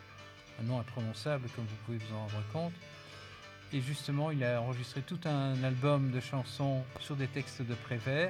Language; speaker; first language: French; native; French